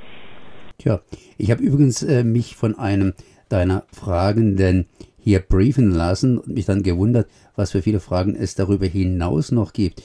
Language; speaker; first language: German; native; German